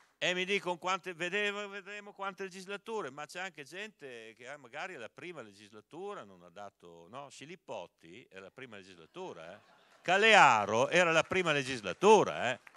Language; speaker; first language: Italian; native; Italian